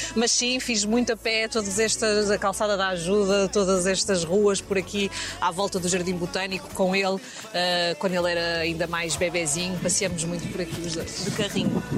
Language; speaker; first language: Portuguese; native; Portuguese